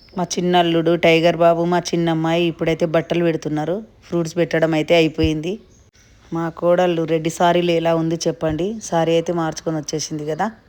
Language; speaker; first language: Telugu; non-native, local second language; Lambadi